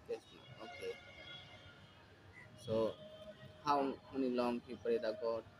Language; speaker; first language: English; non-native, learner; Hindi